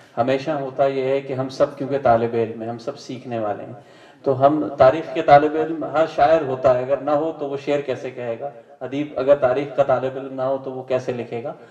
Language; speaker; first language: Urdu; native; Urdu